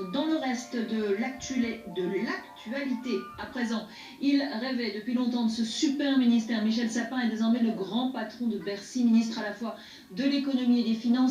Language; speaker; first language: French; native; French